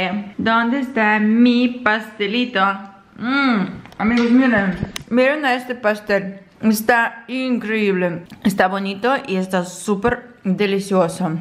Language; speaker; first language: Spanish; non-native, fluent; Russian